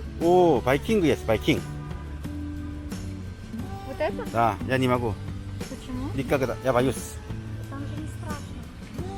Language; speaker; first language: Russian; non-native, learner; Korean